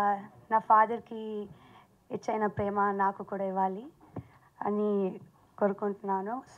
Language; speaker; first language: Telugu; non-native, learner; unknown